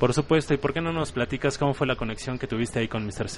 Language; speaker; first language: Spanish; native; Spanish